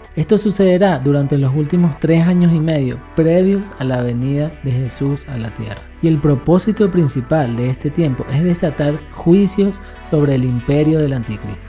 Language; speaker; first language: Spanish; native; Spanish